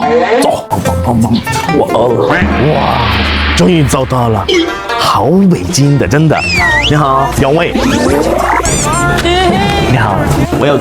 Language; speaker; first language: Chinese; non-native, learner; Korean